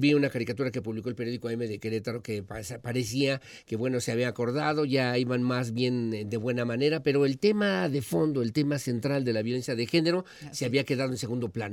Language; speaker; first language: Spanish; native; Spanish